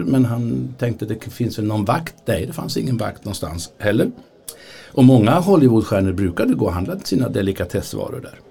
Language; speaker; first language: Swedish; native; Swedish